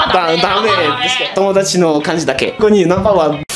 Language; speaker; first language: Japanese; non-native, learner; French